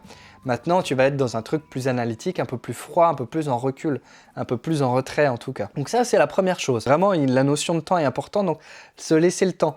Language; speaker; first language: French; native; French